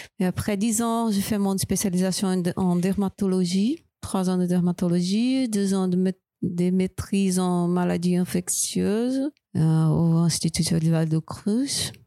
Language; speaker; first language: French; non-native, fluent; Portuguese